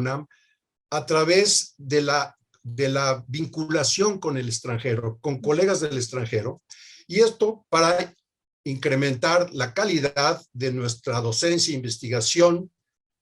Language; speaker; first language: Spanish; native; Spanish